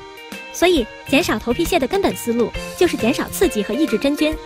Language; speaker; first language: Chinese; native; Chinese